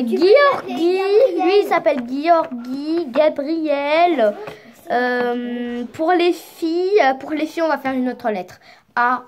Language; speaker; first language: French; native; French